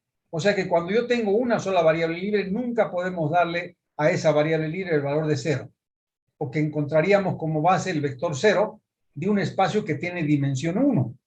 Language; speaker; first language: Spanish; native; Spanish